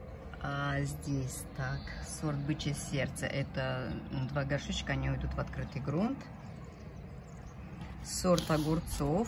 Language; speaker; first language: Russian; native; Russian